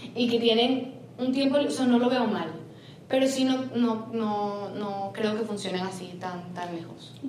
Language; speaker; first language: Spanish; native; Spanish